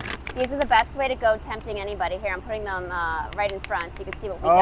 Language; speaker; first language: English; native; English